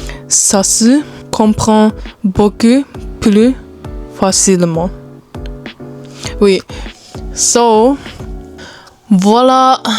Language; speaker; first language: French; non-native, learner; Japanese